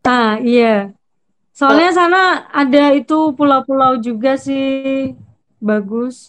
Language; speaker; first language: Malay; non-native, local second language; Javanese